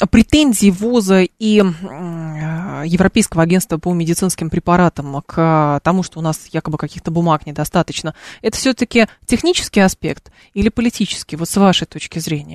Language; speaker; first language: Russian; native; Russian